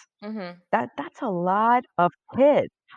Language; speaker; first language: English; native; English